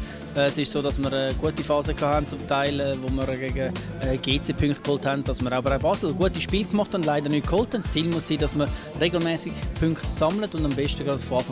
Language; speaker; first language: German; native; German